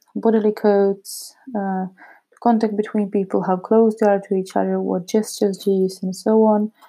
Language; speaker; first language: English; non-native, fluent; Czech